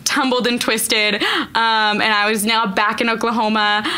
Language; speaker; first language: English; native; English